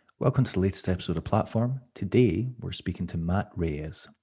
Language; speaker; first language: English; native; English